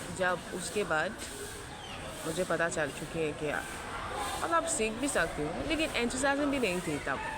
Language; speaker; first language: Hindi; non-native, fluent; Yoruba